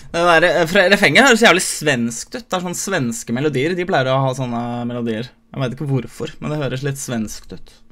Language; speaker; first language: Norwegian; early bilingual, other home language; Albanian